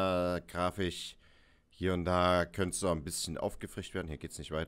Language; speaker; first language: German; native; German